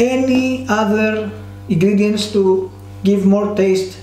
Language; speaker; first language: English; non-native, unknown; Greek